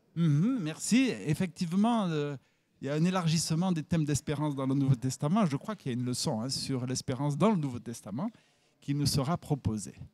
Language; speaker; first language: French; native; French